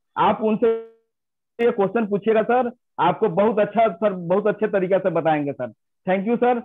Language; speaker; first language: Hindi; native; Hindi